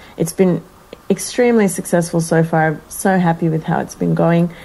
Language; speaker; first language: English; native; English